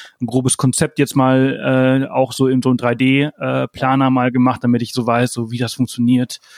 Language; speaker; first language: German; native; German